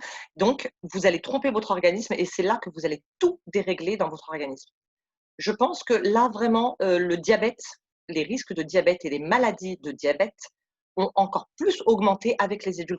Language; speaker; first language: French; native; French